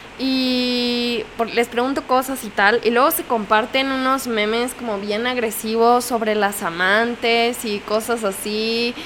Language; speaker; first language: Spanish; native; Spanish